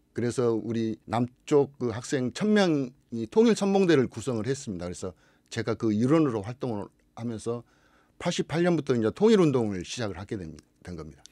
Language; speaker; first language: Korean; native; Korean